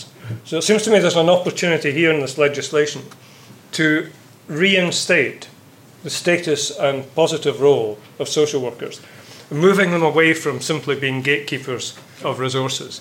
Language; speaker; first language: English; native; English